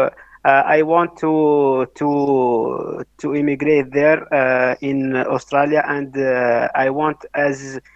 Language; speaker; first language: English; non-native, learner; Arabic